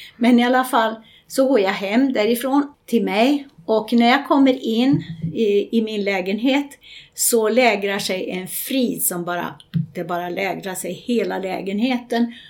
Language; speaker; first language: Swedish; native; Swedish